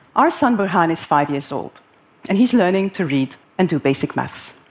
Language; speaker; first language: English; non-native, fluent; Arabic